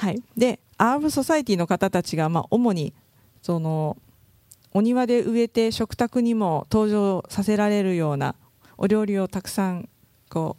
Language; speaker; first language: Japanese; native; Japanese